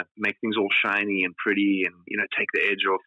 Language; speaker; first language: English; native; English